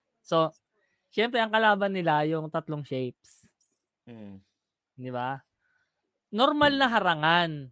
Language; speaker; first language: Filipino; native; Filipino